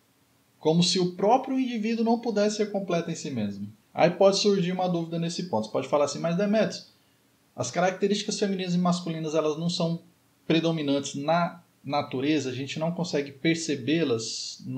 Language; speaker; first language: Portuguese; native; Portuguese